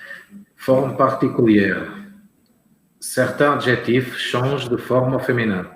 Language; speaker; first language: French; non-native, learner; Portuguese